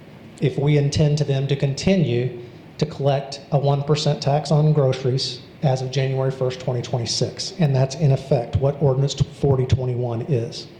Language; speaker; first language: English; native; English